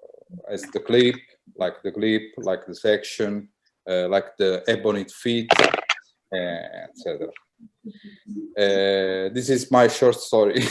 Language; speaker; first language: English; non-native, learner; Italian